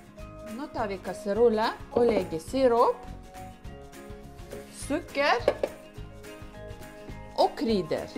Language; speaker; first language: Norwegian; non-native, learner; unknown